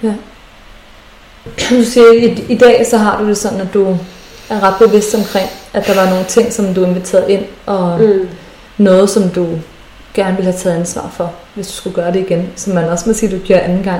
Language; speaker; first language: Danish; native; Danish